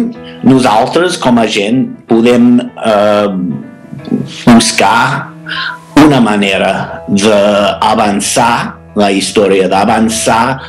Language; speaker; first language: Catalan; non-native, fluent; English